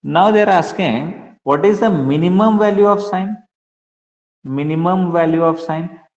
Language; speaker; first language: English; non-native, local second language; Kannada